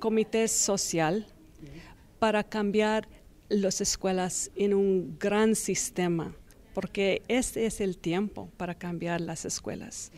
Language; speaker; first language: Spanish; non-native, learner; English